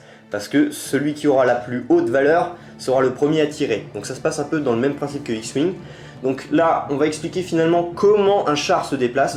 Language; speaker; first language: French; native; French